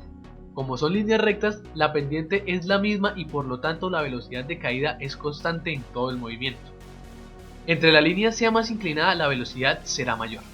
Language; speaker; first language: Spanish; native; Spanish